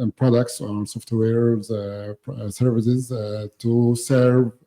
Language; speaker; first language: English; non-native, fluent; Arabic